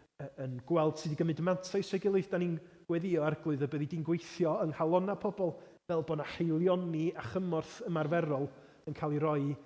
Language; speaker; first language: Welsh; native; Welsh